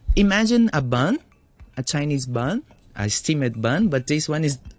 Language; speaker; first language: English; non-native, fluent; Portuguese